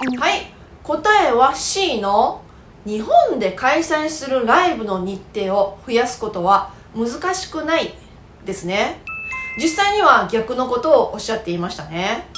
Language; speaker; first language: Japanese; native; Japanese